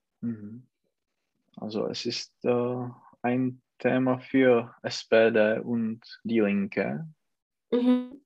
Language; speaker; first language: German; non-native, learner; Czech